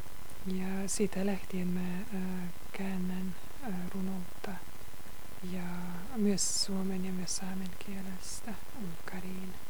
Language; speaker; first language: Finnish; non-native, fluent; Hungarian